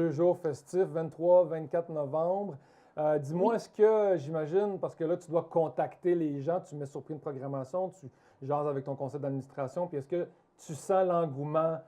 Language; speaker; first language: French; native; French